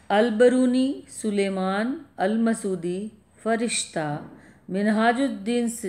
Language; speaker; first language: Hindi; native; Hindi